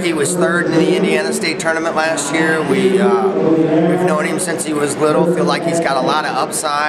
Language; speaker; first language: English; native; English